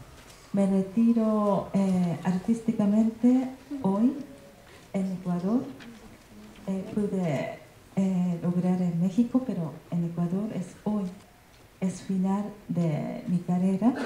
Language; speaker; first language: Spanish; non-native, learner; Japanese